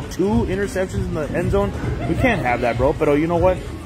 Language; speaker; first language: English; early bilingual, other home language; Spanish